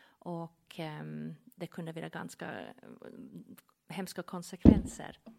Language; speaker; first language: Swedish; non-native, fluent; English